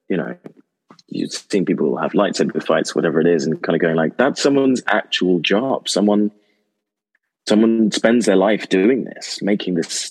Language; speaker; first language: English; native; English